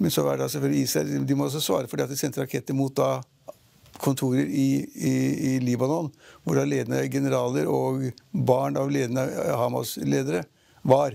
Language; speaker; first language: Norwegian; native; Norwegian